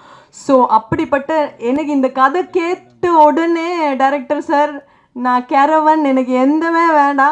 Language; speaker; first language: Tamil; non-native, local second language; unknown